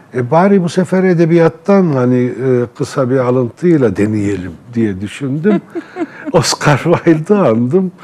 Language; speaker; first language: Turkish; non-native, local second language; Arabic